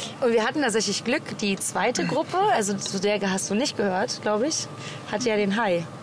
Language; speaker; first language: German; native; German